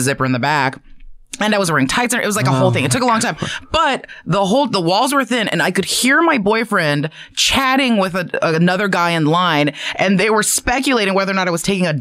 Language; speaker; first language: English; early bilingual, other home language; Chinese